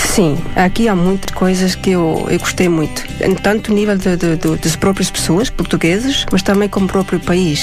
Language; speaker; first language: Portuguese; non-native, fluent; Estonian